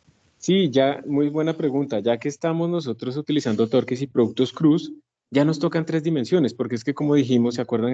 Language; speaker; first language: Spanish; native; Spanish